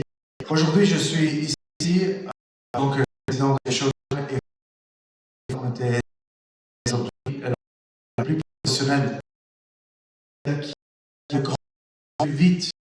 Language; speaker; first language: French; non-native, learner; Italian